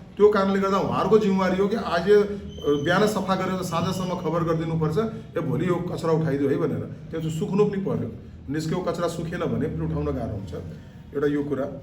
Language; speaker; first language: Nepali; non-native, local second language; Marwari